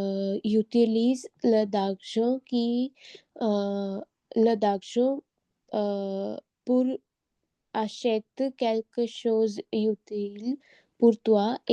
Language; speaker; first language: French; non-native, learner; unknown